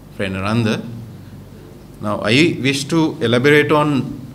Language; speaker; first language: English; non-native, local second language; Sinhala